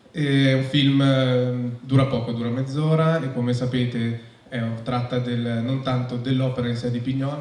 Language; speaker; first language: Italian; native; Italian